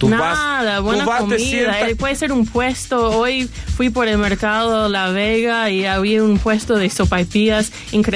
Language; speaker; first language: Spanish; non-native, fluent; English